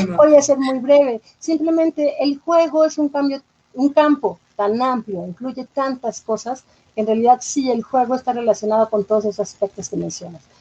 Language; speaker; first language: Spanish; native; Spanish